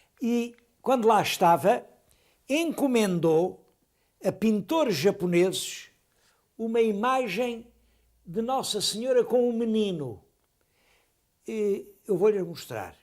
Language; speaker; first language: Portuguese; native; Portuguese